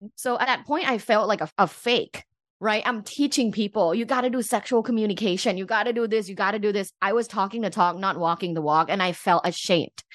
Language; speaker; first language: English; early bilingual, other home language; Thai